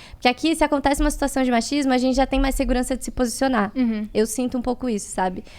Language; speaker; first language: Portuguese; native; Portuguese